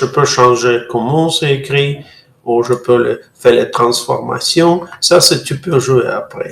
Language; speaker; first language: French; non-native, fluent; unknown